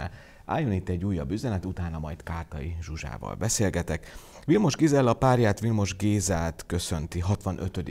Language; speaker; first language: Hungarian; native; Hungarian